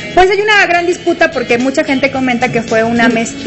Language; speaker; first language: Spanish; native; Spanish